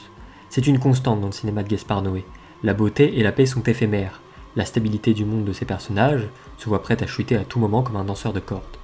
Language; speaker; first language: French; native; French